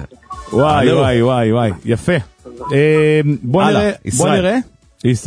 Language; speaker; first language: Hebrew; native; Hebrew